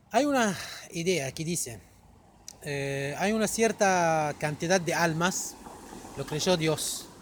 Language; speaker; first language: Spanish; non-native, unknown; Arabic